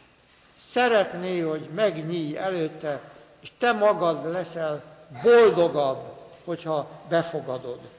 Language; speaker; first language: Hungarian; native; Hungarian